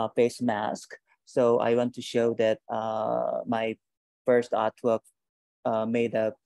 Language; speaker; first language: English; non-native, learner; Korean